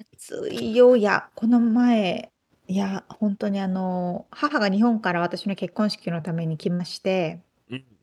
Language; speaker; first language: Japanese; native; Japanese